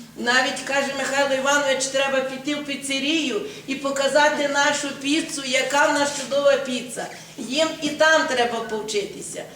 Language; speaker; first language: Ukrainian; native; Ukrainian